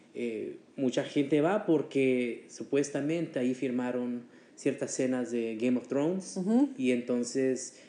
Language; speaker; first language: Spanish; early bilingual, heritage; Spanish